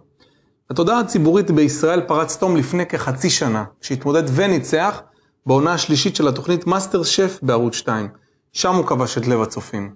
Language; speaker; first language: Hebrew; native; Hebrew